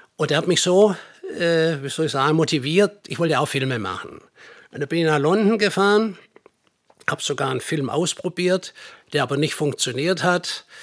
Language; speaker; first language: German; native; German